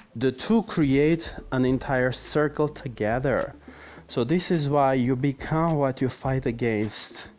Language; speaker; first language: English; non-native, fluent; Armenian